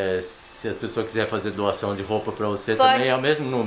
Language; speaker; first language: Portuguese; native; Portuguese